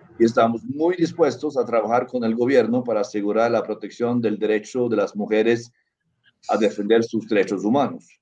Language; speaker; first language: Spanish; non-native, fluent; Norwegian